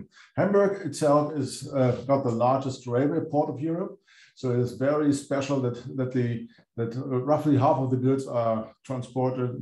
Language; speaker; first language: English; non-native, fluent; German